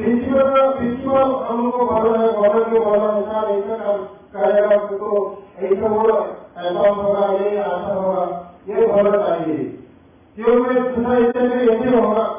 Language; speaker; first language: Hindi; non-native, local second language; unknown